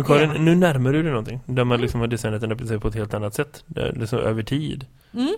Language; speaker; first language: Swedish; native; Swedish